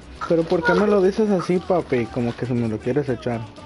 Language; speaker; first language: Spanish; early bilingual, heritage; Spanish